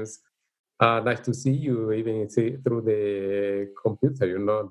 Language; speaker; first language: English; non-native, learner; Spanish